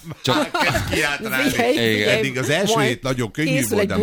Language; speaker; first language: Hungarian; native; Hungarian